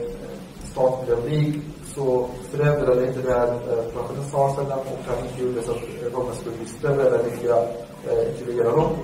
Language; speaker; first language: Swedish; early bilingual, other home language; Arabic